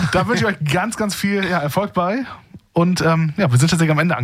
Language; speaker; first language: German; native; German